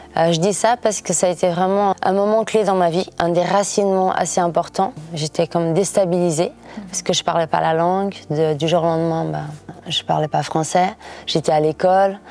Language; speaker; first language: French; early bilingual, other home language; Portuguese